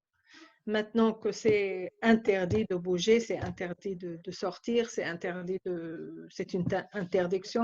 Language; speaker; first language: French; non-native, fluent; Arabic